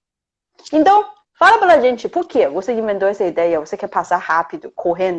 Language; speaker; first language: Portuguese; non-native, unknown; Chinese